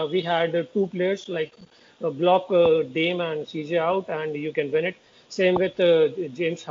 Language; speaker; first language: English; non-native, local second language; Hindi